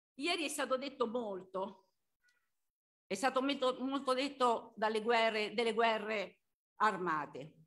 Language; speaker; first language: Italian; native; Italian